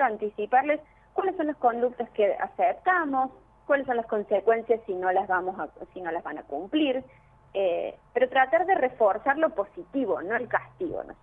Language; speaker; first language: Spanish; native; Spanish